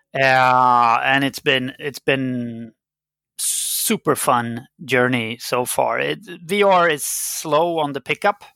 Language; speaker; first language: English; non-native, fluent; Swedish